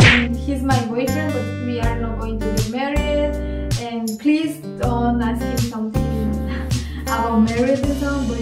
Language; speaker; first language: English; non-native, learner; Spanish